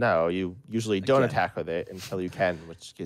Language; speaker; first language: English; native; English